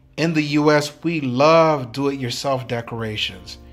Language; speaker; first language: English; native; English